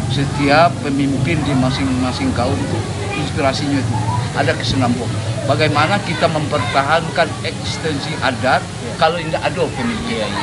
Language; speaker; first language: Indonesian; non-native, local second language; Minangkabau